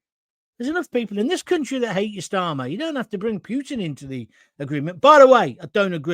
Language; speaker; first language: English; native; English